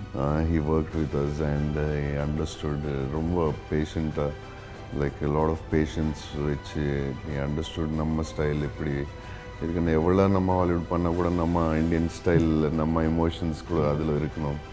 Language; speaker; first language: Tamil; non-native, local second language; Telugu